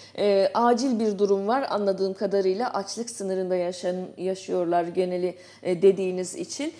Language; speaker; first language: Turkish; native; Turkish